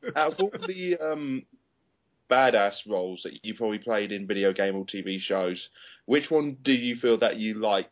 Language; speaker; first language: English; native; English